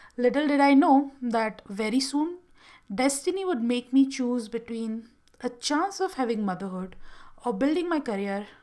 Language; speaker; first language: English; non-native, local second language; Gujarati